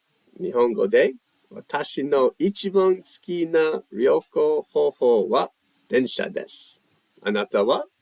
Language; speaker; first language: Japanese; non-native, learner; English